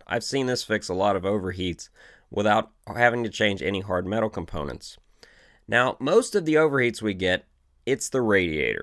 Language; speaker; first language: English; native; English